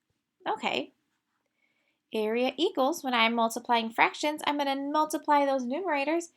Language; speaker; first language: English; native; English